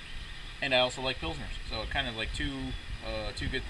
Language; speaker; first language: English; native; English